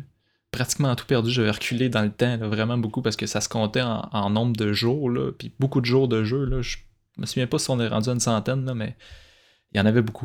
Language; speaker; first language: French; native; French